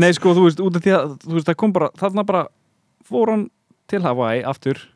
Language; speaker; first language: Icelandic; native; Icelandic